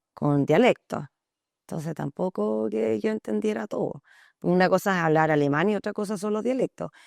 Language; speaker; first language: Spanish; early bilingual, other home language; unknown